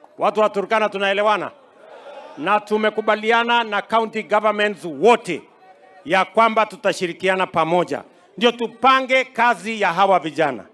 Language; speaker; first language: Swahili; non-native, local second language; Kalenjin